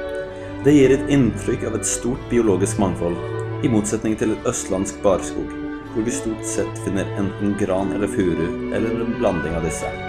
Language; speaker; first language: Norwegian; native; Norwegian